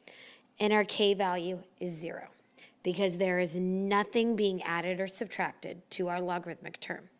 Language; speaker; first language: English; native; English